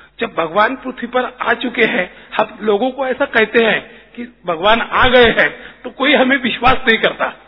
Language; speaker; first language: Hindi; native; Hindi